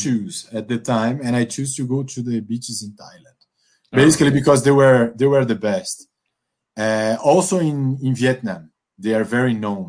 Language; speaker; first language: English; non-native, fluent; Portuguese